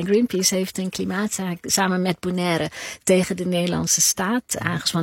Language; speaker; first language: Dutch; native; Dutch